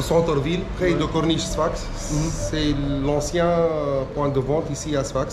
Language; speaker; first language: French; non-native, local second language; Arabic